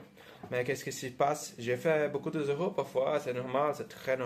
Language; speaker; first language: French; non-native, fluent; Portuguese